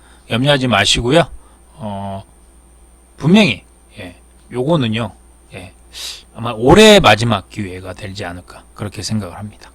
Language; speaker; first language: Korean; native; Korean